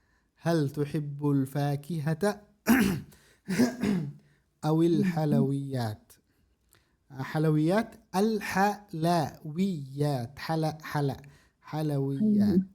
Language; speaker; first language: Arabic; non-native, fluent; Indonesian